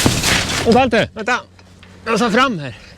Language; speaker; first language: Swedish; native; Swedish